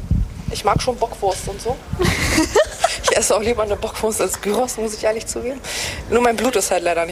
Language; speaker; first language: German; early bilingual, other home language; Greek